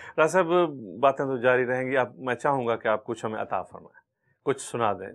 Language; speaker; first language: Urdu; native; Urdu